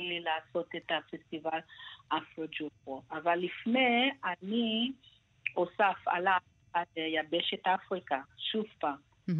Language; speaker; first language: Hebrew; non-native, fluent; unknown